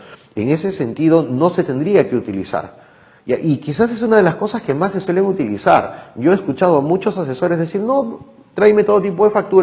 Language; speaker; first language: Spanish; native; Spanish